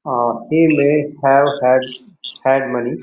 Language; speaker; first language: English; non-native, learner; Hindi